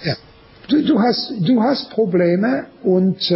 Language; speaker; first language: German; non-native, learner; French